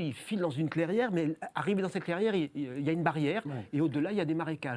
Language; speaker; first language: French; native; French